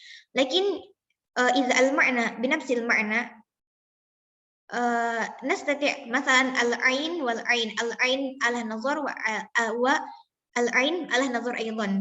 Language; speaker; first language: Arabic; non-native, learner; Indonesian